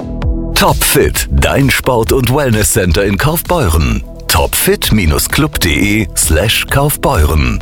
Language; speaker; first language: German; native; German